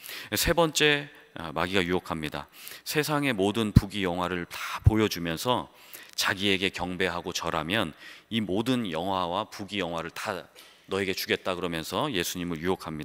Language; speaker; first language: Korean; native; Korean